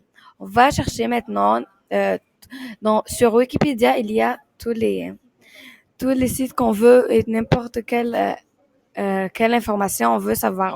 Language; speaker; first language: French; non-native, learner; Arabic